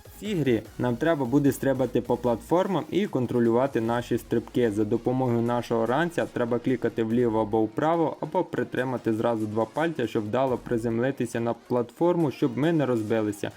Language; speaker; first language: Ukrainian; native; Ukrainian